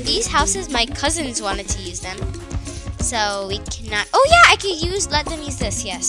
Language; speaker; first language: English; native; English